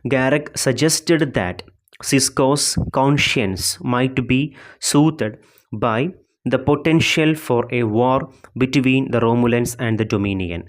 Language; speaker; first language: English; non-native, local second language; Malayalam